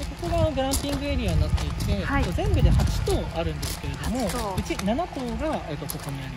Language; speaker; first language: Japanese; native; Japanese